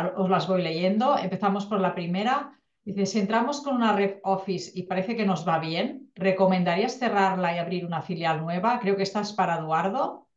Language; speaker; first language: Spanish; non-native, local second language; Catalan